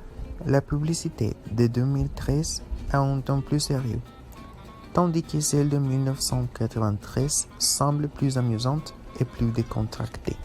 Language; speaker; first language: French; non-native, fluent; Spanish